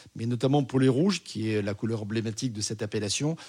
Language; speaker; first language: French; native; French